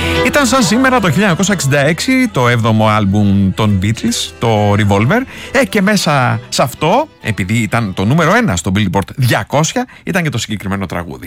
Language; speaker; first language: Greek; native; Greek